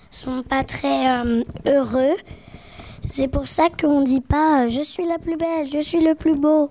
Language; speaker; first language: French; native; French